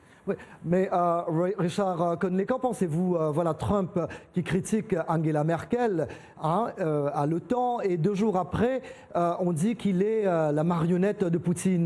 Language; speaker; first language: French; native; French